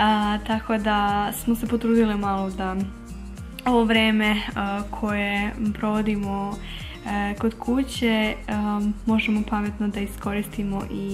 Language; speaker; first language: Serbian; non-native, local second language; Slovak